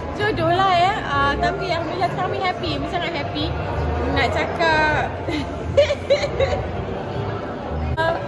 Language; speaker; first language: Malay; native; Malay